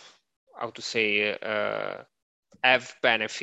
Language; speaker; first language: English; non-native, learner; Italian